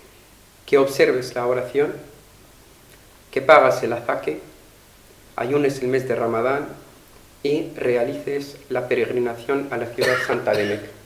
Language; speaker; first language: Spanish; non-native, fluent; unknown